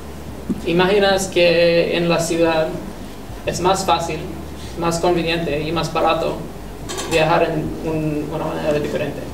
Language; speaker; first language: Spanish; non-native, fluent; English